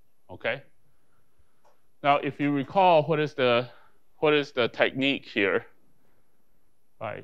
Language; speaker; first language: English; non-native, fluent; Chinese